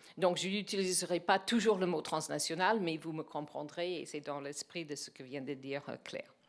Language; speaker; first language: French; non-native, fluent; English